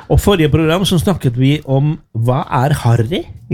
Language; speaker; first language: Norwegian; non-native, fluent; Spanish